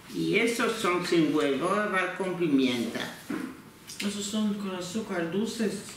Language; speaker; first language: Spanish; early bilingual, heritage; Turkish